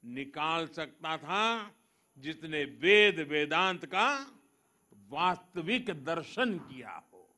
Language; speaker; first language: Hindi; non-native, local second language; Gujarati